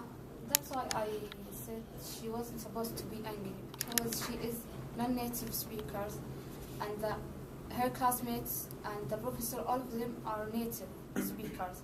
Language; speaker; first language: English; non-native, learner; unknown